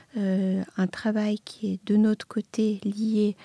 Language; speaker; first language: French; non-native, fluent; Serbian